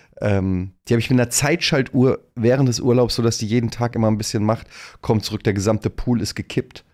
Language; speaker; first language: German; native; German